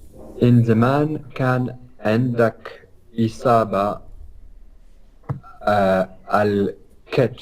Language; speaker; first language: Arabic; non-native, learner; English